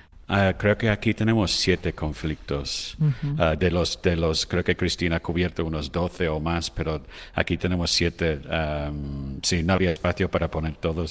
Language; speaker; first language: Spanish; non-native, fluent; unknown